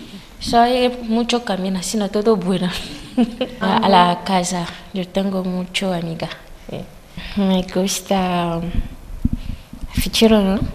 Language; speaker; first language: Spanish; non-native, learner; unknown